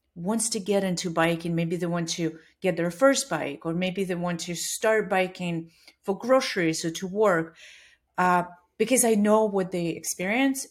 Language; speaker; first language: English; non-native, fluent; Russian